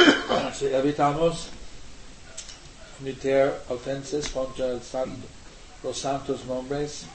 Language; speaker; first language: Spanish; non-native, learner; English